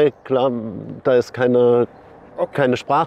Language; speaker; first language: German; native; German